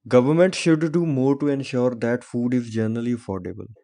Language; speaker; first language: English; non-native, local second language; Punjabi